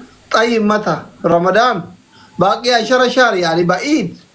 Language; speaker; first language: Arabic; non-native, learner; Oromo